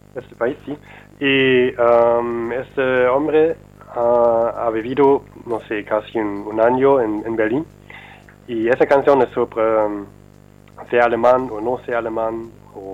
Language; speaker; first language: Spanish; non-native, learner; German